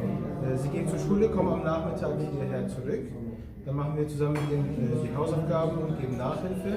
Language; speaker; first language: German; early bilingual, other home language; Turkish